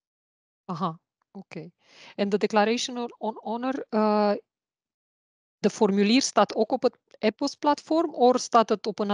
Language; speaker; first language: Dutch; non-native, learner; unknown